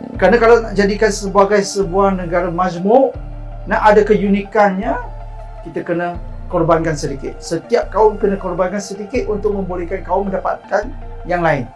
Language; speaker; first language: Malay; non-native, local second language; Chinese